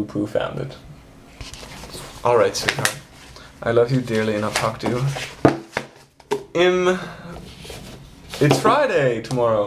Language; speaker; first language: English; native; English